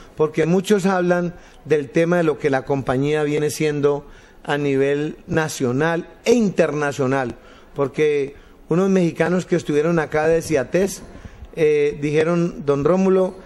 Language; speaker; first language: Spanish; native; Spanish